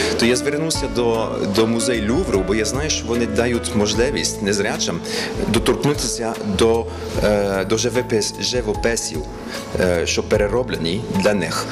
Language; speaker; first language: Ukrainian; early bilingual, heritage; Ukrainian